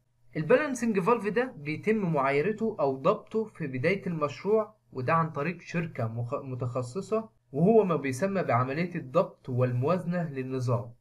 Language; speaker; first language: Arabic; native; Arabic